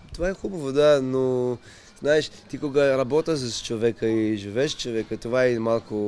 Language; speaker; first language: Bulgarian; non-native, learner; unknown